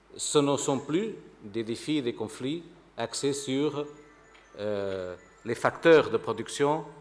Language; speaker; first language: French; non-native, fluent; Portuguese